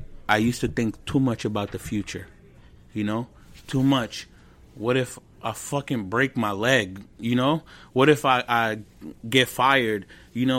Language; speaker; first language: English; early bilingual, other home language; Spanish